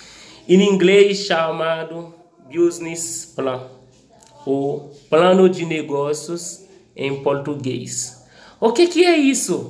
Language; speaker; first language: Portuguese; non-native, local second language; Haitian Creole